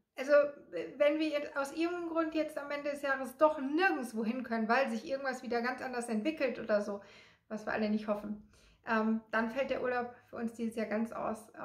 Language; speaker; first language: German; native; German